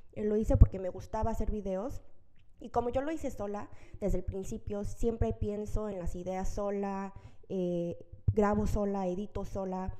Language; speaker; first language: Spanish; early bilingual, other home language; Korean